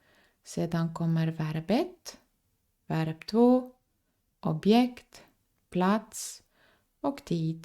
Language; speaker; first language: Swedish; non-native, fluent; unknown